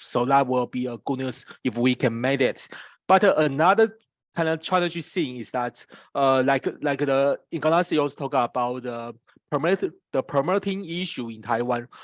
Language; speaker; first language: English; non-native, fluent; Chinese